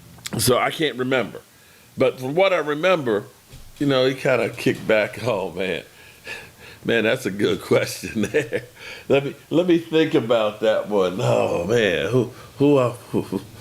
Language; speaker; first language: English; native; English